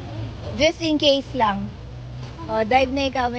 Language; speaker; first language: Filipino; native; Filipino